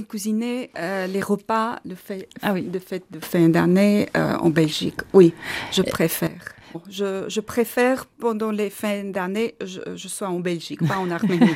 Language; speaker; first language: French; non-native, learner; Armenian